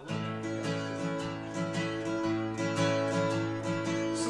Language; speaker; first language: English; native; English